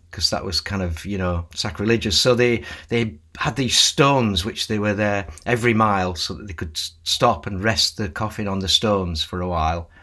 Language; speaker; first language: English; native; English